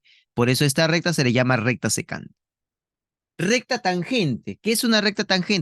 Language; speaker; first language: Spanish; native; Spanish